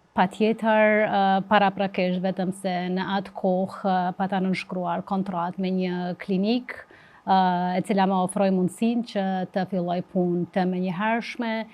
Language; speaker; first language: Albanian; native; Albanian